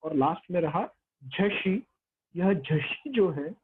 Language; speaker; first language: Hindi; non-native, local second language; Marathi